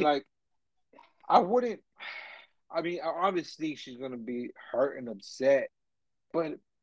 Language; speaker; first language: English; early bilingual, other home language; Spanish